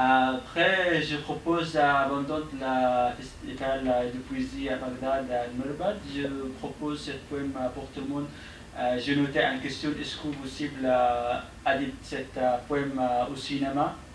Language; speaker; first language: French; non-native, learner; Arabic